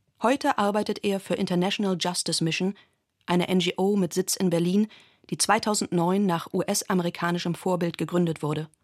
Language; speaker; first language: German; native; German